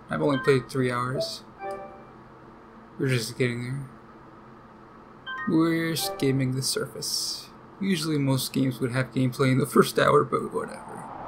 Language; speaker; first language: English; native; English